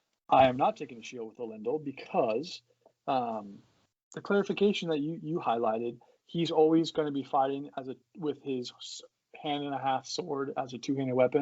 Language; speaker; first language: English; native; English